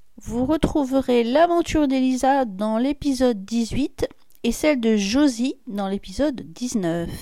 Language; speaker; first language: French; native; French